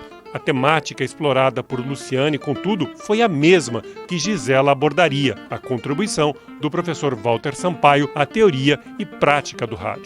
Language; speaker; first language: Portuguese; native; Portuguese